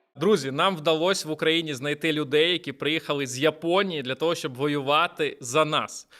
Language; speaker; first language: Ukrainian; native; Ukrainian